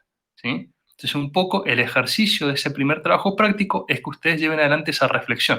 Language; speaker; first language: Spanish; native; Spanish